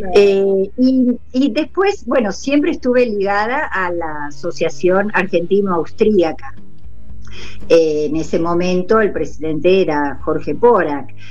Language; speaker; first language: Spanish; non-native, local second language; German